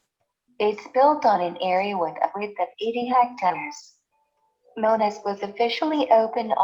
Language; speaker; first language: English; non-native, learner; Indonesian